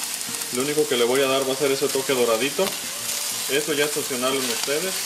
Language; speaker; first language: Spanish; native; Spanish